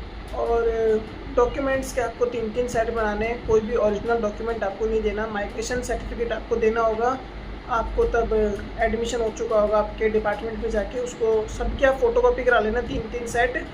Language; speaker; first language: Hindi; native; Hindi